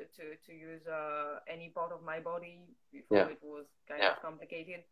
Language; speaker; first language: English; non-native, fluent; French